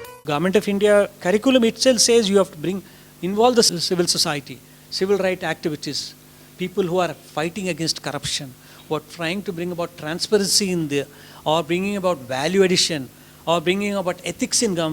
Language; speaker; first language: English; non-native, local second language; Telugu